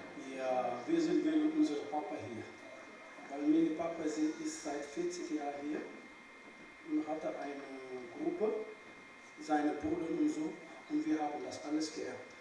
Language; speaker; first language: German; non-native, fluent; Wolof